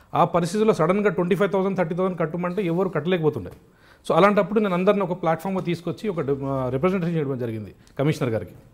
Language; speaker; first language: Telugu; non-native, local second language; Urdu